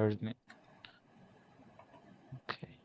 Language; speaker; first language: German; non-native, learner; Bangla